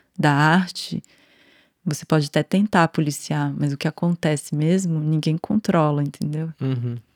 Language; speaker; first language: Portuguese; native; Portuguese